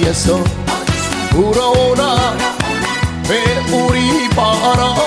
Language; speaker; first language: Korean; native; Korean